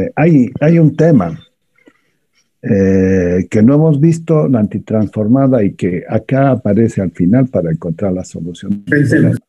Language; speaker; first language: Spanish; native; Spanish